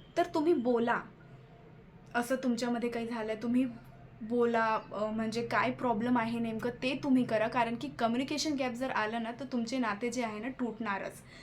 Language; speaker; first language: Marathi; non-native, local second language; Hindi